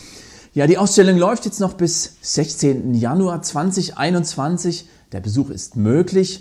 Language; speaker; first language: German; native; German